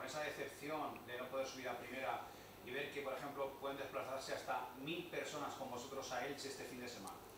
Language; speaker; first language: Spanish; native; Spanish